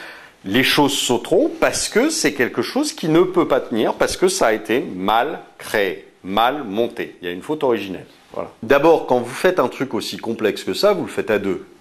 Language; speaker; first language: French; native; French